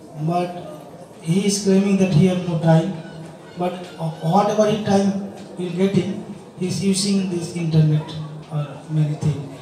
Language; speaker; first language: English; non-native, local second language; Bangla